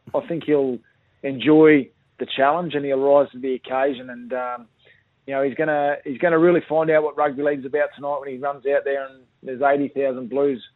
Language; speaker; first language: English; native; English